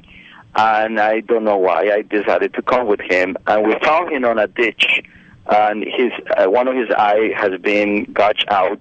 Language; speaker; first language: English; non-native, fluent; Spanish